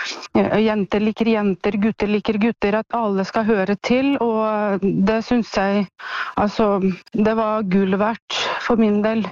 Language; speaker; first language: Norwegian; non-native, fluent; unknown